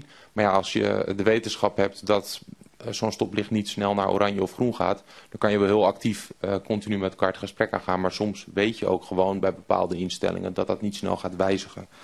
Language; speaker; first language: Dutch; native; Dutch